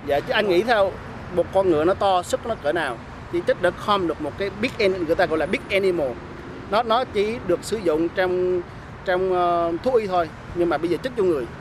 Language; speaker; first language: Vietnamese; early bilingual, other home language; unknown